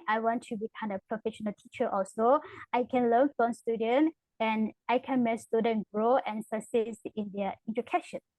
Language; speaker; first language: English; non-native, learner; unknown